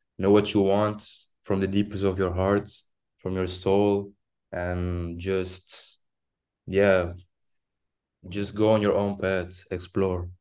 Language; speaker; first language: English; non-native, fluent; French